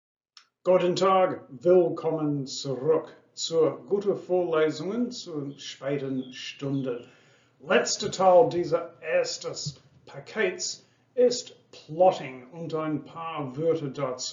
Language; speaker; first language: German; non-native, fluent; English